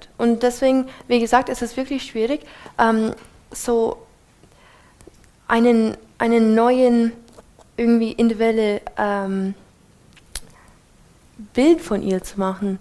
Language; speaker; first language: German; non-native, fluent; English